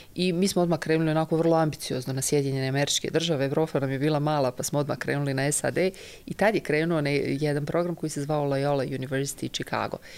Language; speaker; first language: Croatian; native; Croatian